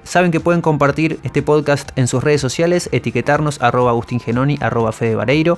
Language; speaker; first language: Spanish; native; Spanish